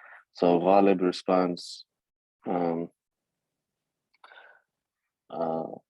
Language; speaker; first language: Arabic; non-native, fluent; English